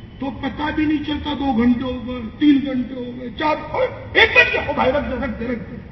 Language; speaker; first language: Urdu; non-native, local second language; Gujarati